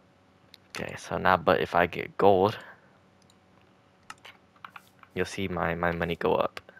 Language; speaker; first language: English; native; English